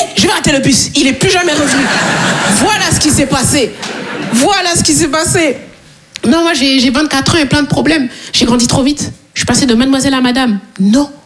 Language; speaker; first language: French; native; French